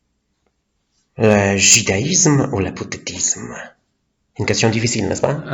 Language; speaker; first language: French; non-native, fluent; Polish